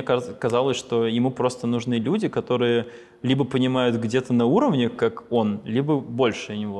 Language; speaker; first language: Russian; native; Russian